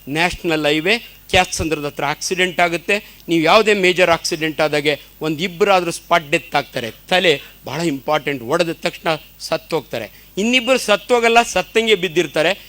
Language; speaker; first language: Kannada; native; Kannada